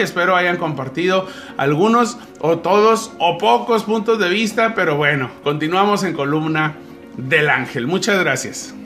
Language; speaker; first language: Spanish; native; Spanish